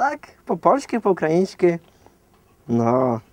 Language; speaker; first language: Polish; non-native, local second language; Ukrainian